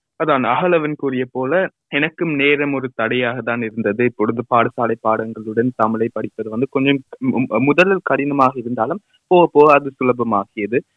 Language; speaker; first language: Tamil; native; Tamil